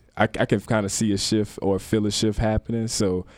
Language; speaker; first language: English; native; English